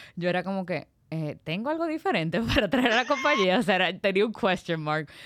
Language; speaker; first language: Spanish; native; Spanish